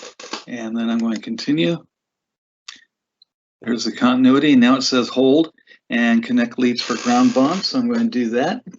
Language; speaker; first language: English; native; English